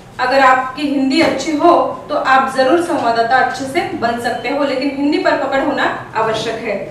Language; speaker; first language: Hindi; non-native, local second language; Marathi